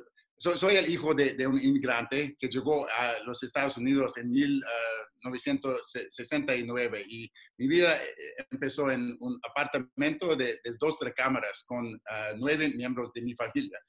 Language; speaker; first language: Spanish; non-native, fluent; English